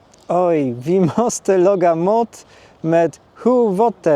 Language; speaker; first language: Swedish; non-native, learner; Polish